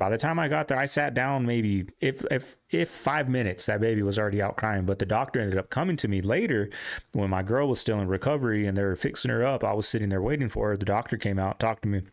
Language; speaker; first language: English; native; English